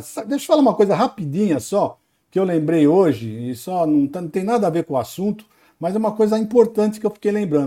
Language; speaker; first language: Portuguese; native; Portuguese